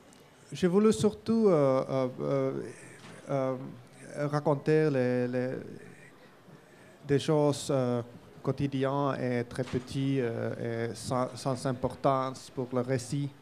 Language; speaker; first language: French; non-native, learner; Finnish